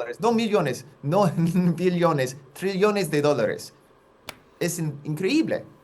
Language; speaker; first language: Spanish; non-native, fluent; English